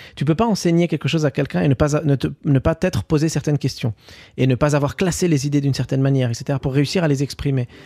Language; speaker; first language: French; early bilingual, other home language; Arabic